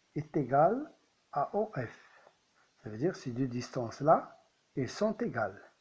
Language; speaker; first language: French; non-native, local second language; Arabic